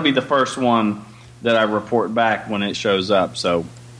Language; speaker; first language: English; native; English